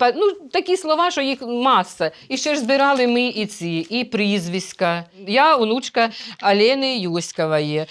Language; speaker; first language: Ukrainian; native; Ukrainian